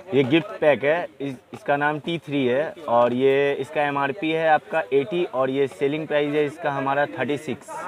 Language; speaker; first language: Hindi; native; Hindi